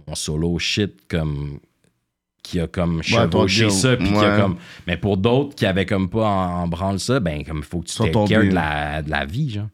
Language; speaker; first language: French; native; French